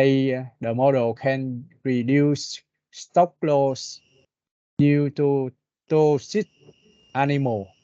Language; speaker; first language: English; non-native, learner; Vietnamese